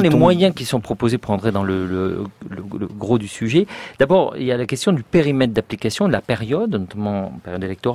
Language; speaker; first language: French; native; French